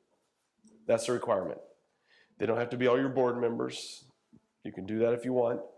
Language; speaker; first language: English; native; English